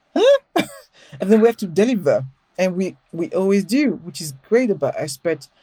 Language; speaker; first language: English; non-native, fluent; French